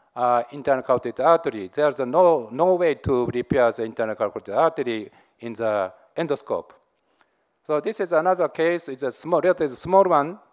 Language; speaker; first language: English; non-native, learner; Japanese